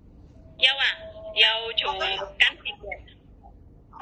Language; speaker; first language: Cantonese; non-native, learner; Indonesian